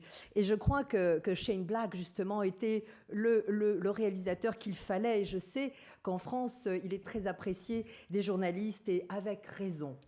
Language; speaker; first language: French; native; French